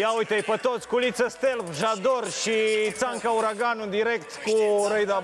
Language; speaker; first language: Romanian; native; Romanian